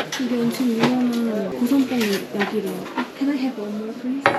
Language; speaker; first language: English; non-native, learner; Korean